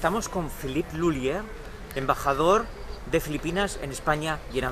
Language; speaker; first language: Spanish; native; Spanish